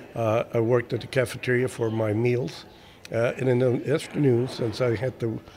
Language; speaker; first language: English; early bilingual, other home language; Spanish